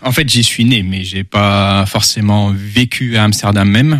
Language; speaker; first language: French; early bilingual, heritage; Dutch